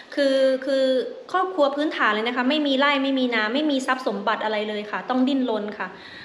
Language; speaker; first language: Thai; non-native, local second language; Khmer